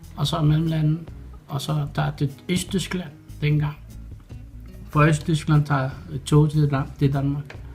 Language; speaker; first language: Danish; non-native, learner; Arabic